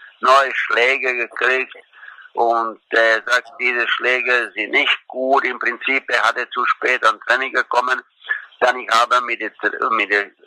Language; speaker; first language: German; non-native, fluent; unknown